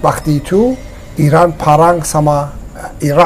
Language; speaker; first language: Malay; non-native, learner; Persian